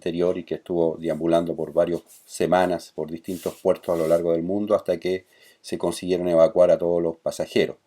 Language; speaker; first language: Spanish; native; Spanish